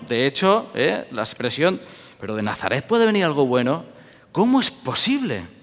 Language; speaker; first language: Spanish; native; Spanish